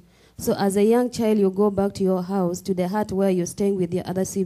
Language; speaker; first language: English; non-native, local second language; Acoli